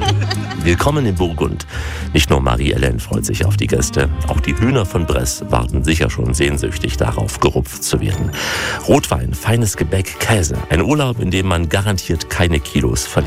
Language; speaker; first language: German; native; German